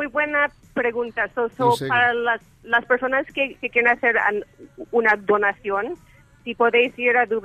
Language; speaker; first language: Spanish; early bilingual, heritage; English